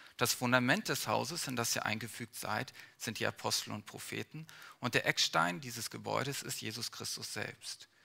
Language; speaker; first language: German; early bilingual, other home language; English